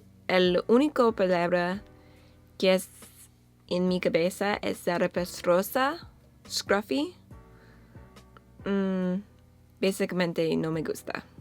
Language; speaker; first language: Spanish; non-native, learner; English